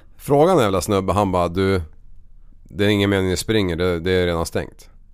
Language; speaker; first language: Swedish; native; Swedish